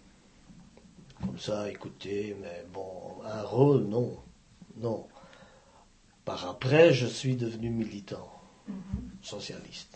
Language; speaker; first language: French; native; French